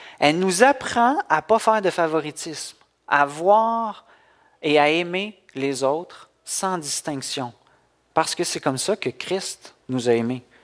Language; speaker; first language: French; native; French